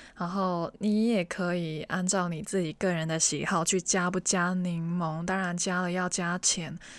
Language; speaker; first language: Chinese; non-native, local second language; Cantonese